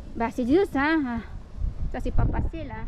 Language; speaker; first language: French; non-native, fluent; Filipino